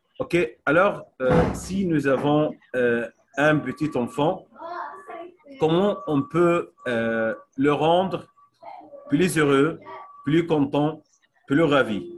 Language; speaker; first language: French; non-native, fluent; Arabic